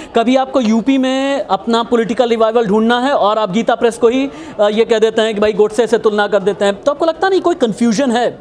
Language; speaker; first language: Hindi; native; Hindi